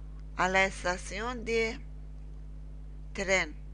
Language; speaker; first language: Spanish; non-native, learner; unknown